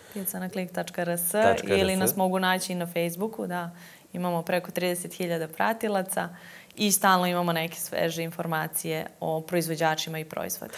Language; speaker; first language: Croatian; native; Croatian